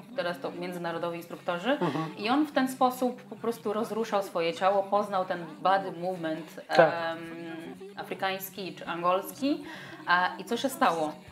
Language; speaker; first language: Polish; non-native, fluent; Portuguese